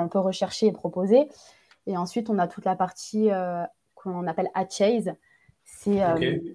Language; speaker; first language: French; native; French